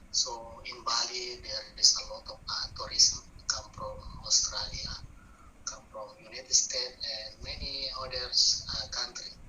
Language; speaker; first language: English; non-native, learner; Indonesian